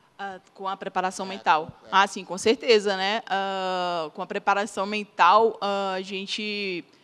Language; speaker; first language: Portuguese; native; Portuguese